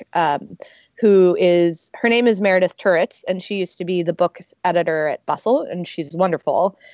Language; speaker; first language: English; native; English